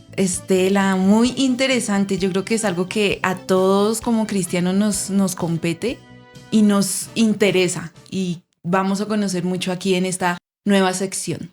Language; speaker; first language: Spanish; native; Spanish